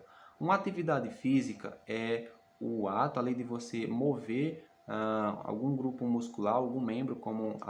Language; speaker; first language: Portuguese; native; Portuguese